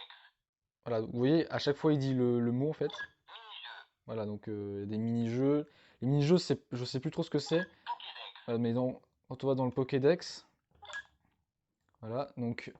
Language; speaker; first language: French; native; French